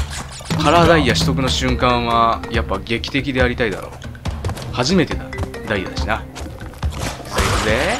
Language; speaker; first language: Japanese; native; Japanese